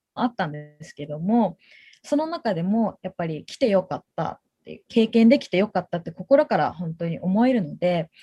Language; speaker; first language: Japanese; native; Japanese